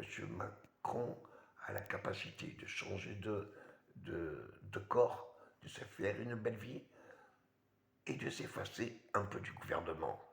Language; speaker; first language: French; native; French